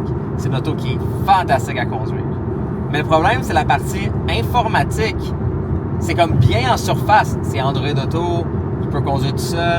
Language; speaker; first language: French; native; French